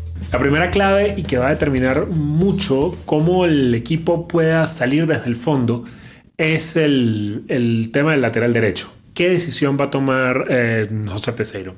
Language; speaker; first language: Spanish; native; Spanish